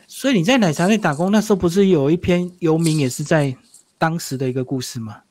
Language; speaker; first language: Chinese; native; Chinese